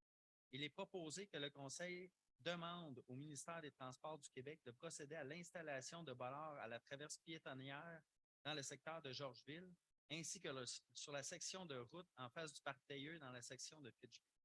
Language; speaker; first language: French; native; French